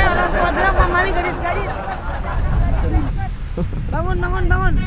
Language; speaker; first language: Indonesian; native; Indonesian